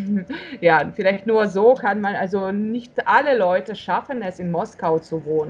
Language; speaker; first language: German; non-native, fluent; Russian